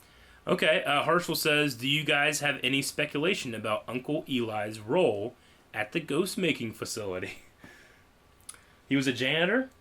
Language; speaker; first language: English; native; English